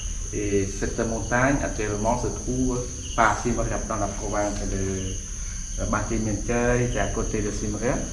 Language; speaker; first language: French; non-native, fluent; Khmer